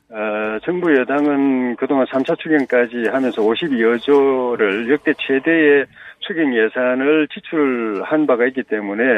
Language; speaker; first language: Korean; native; Korean